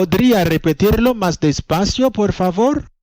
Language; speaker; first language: Spanish; non-native, fluent; Haitian Creole